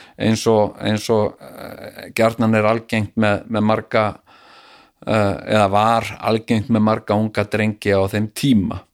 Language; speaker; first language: Icelandic; native; Icelandic